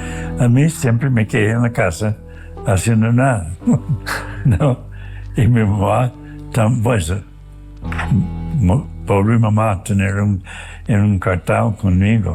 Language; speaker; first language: Spanish; non-native, fluent; English